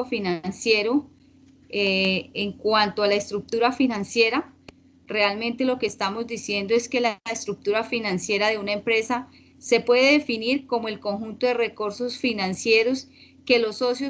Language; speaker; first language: Spanish; native; Spanish